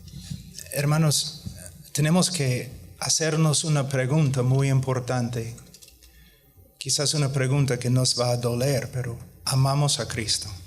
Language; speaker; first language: Spanish; non-native, fluent; English